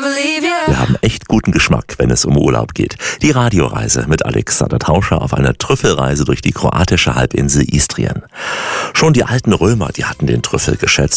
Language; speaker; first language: German; native; German